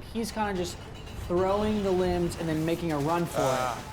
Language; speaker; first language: English; native; English